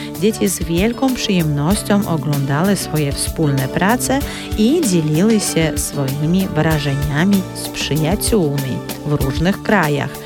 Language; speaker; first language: Polish; early bilingual, heritage; Polish